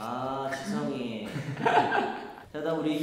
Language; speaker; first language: Korean; native; Korean